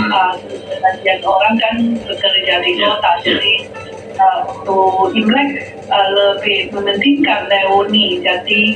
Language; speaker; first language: Indonesian; non-native, fluent; Chinese